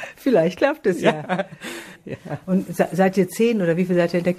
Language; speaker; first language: German; native; German